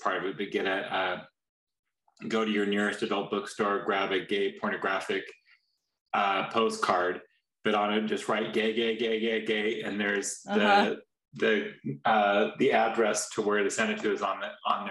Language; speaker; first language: English; native; English